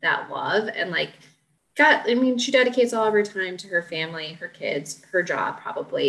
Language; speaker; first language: English; native; English